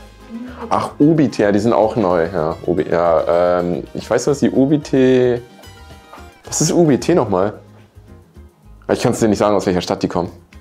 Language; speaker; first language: German; native; German